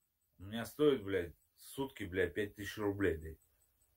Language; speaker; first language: Russian; native; Russian